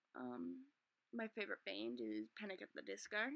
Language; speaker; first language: English; native; English